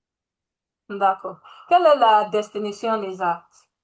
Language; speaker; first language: French; non-native, learner; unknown